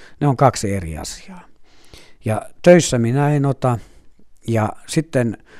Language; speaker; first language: Finnish; native; Finnish